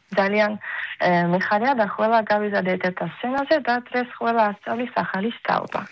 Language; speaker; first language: Georgian; early bilingual, heritage; Georgian